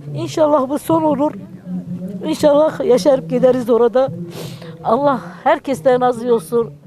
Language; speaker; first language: Turkish; early bilingual, heritage; Turkish